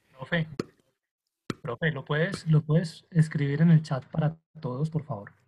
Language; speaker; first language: Spanish; native; Spanish